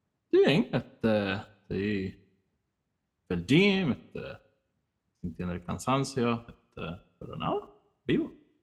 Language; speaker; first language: Spanish; native; Spanish